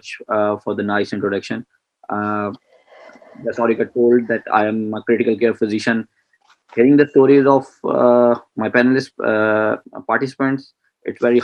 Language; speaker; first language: English; non-native, local second language; Punjabi